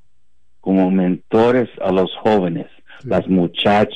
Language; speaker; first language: Spanish; non-native, fluent; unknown